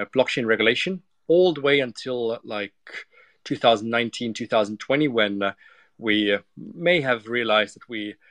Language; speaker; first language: English; non-native, fluent; Estonian